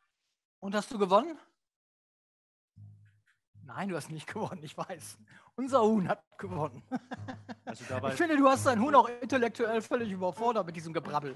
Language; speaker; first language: German; native; German